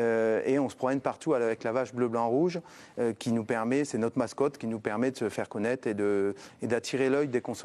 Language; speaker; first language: French; native; French